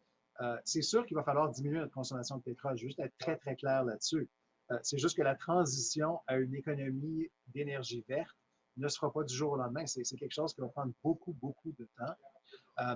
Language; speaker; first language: French; native; French